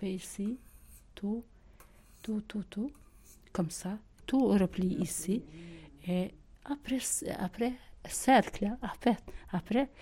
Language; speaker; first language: French; non-native, learner; Albanian